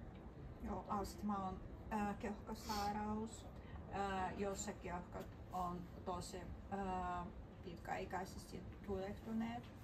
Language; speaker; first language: Finnish; non-native, learner; Russian